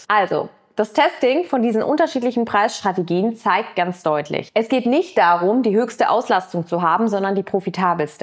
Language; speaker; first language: German; native; German